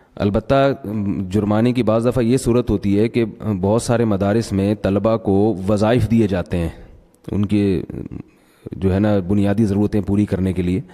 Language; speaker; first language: Urdu; native; Urdu